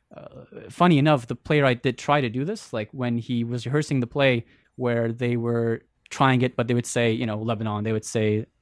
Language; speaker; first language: English; early bilingual, other home language; Arabic